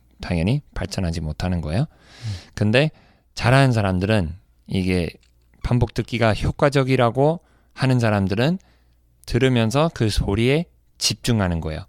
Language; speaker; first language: Korean; non-native, fluent; English